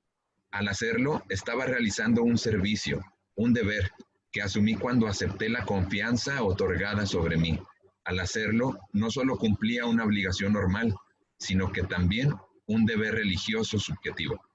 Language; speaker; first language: Spanish; native; Spanish